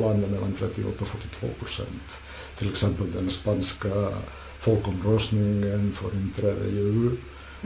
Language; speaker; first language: Swedish; non-native, fluent; Catalan